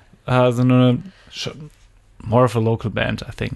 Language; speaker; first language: English; non-native, fluent; German